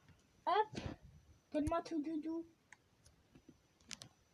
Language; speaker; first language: French; native; French